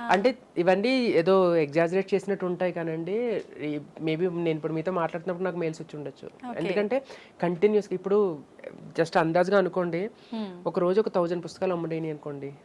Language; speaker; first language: Telugu; native; Telugu